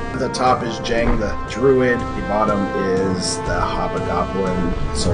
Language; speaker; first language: English; native; English